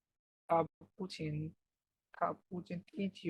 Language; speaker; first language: Chinese; non-native, learner; Bangla